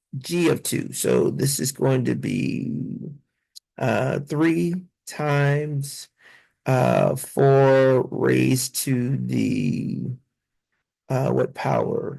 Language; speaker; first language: English; native; English